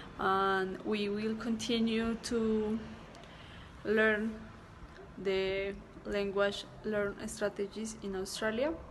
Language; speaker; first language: English; non-native, learner; Spanish